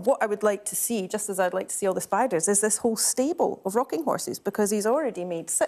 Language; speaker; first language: English; native; English